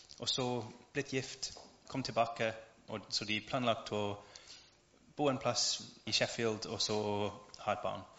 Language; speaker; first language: Norwegian; non-native, learner; English